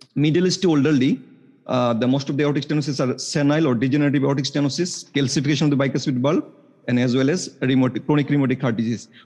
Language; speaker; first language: English; non-native, local second language; Bangla